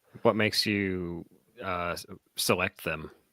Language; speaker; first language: English; native; English